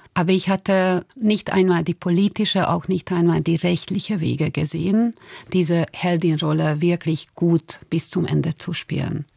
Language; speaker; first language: German; non-native, fluent; Hungarian